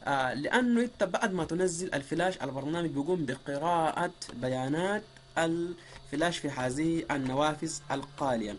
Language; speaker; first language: Arabic; native; Arabic